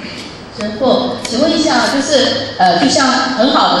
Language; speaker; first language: Chinese; native; Chinese